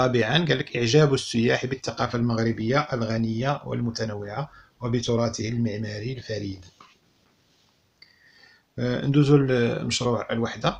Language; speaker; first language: Arabic; native; Arabic